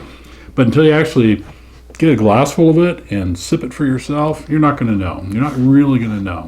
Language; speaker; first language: English; native; English